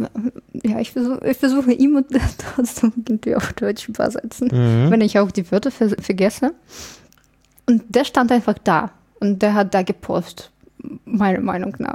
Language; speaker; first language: German; non-native, fluent; English